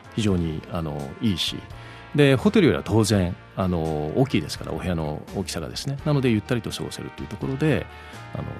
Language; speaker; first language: Japanese; native; Japanese